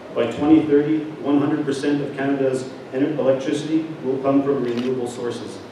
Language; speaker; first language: English; native; English